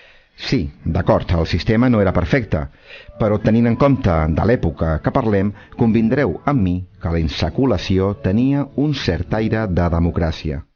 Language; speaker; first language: Catalan; native; Catalan